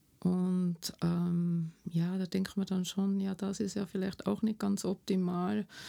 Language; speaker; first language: German; native; German